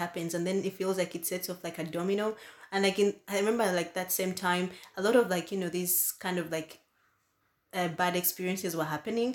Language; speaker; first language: English; non-native, local second language; Ganda